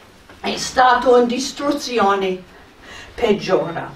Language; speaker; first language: Italian; non-native, fluent; English